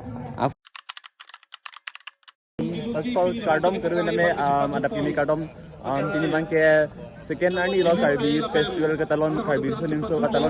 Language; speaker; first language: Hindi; non-native, local second language; Karbi